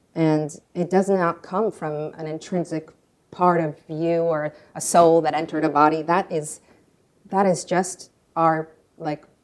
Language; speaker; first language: English; early bilingual, other home language; Russian